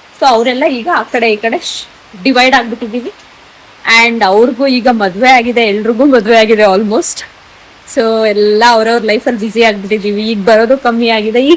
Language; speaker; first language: Kannada; non-native, local second language; Tulu